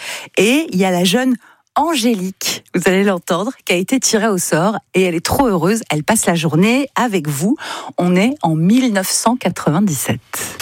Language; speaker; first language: French; native; French